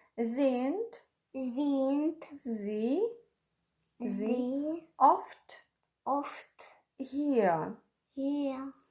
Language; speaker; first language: German; non-native, fluent; Ukrainian